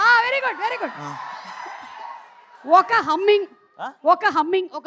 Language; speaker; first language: Telugu; native; Telugu